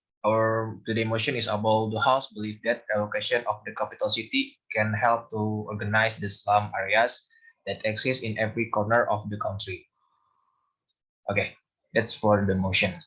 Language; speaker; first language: English; non-native, learner; Indonesian